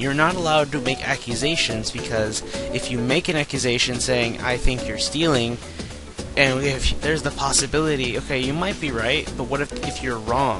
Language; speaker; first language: English; native; English